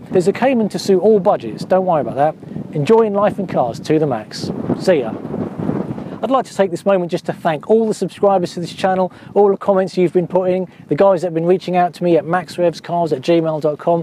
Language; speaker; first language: English; native; English